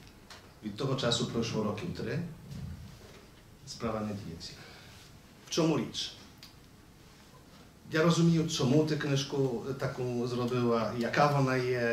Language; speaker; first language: Ukrainian; native; Ukrainian